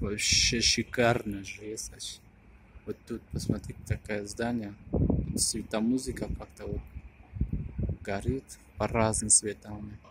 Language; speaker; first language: Russian; non-native, fluent; Tajik